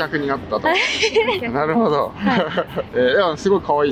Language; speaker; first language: Japanese; native; Japanese